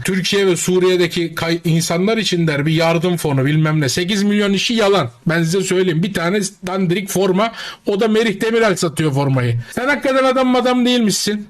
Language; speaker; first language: Turkish; native; Turkish